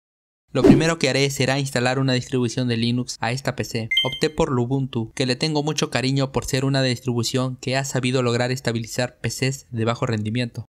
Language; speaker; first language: Spanish; native; Spanish